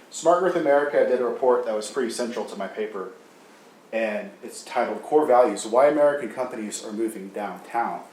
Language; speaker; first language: English; native; English